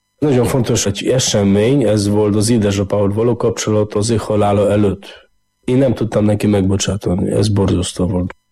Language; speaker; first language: Hungarian; non-native, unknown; Polish